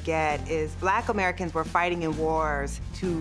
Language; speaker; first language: English; native; English